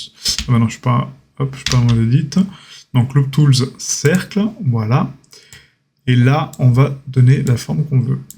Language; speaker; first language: French; native; French